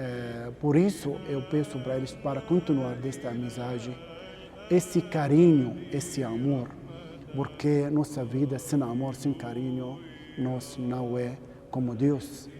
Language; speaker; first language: Portuguese; non-native, learner; Arabic